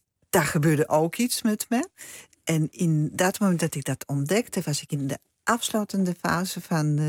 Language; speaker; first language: Dutch; non-native, fluent; Polish